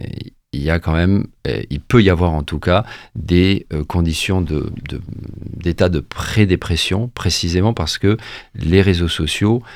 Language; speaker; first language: French; native; French